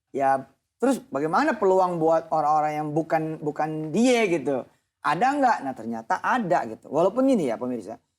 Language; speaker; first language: Indonesian; native; Indonesian